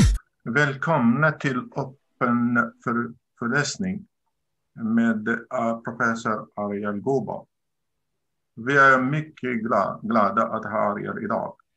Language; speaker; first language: Swedish; non-native, learner; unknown